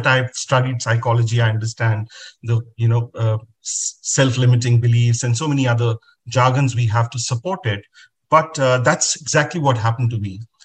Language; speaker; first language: English; non-native, local second language; Hindi